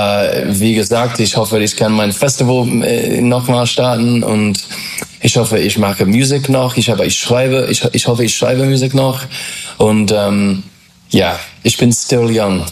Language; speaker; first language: German; non-native, learner; English